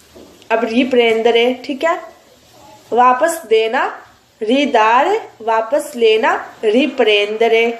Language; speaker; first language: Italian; non-native, fluent; Urdu